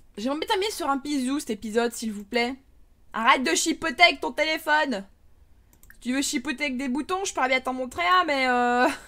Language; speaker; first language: French; native; French